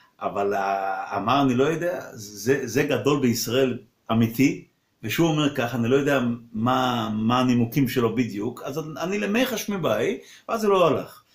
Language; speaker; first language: Hebrew; non-native, local second language; Yiddish